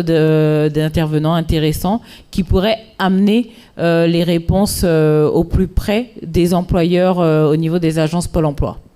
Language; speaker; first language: French; native; French